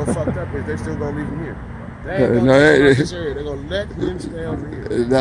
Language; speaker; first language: English; native; English